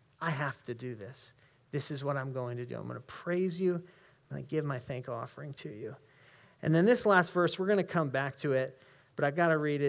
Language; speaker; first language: English; native; English